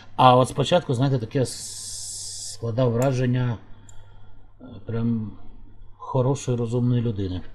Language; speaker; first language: Ukrainian; native; Ukrainian